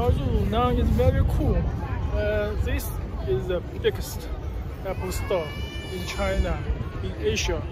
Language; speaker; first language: English; non-native, learner; Chinese